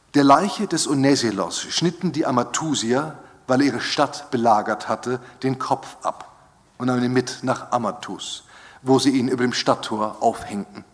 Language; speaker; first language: German; native; German